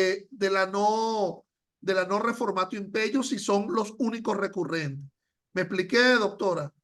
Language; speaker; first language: Spanish; native; Spanish